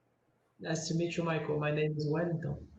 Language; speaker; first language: English; non-native, learner; Portuguese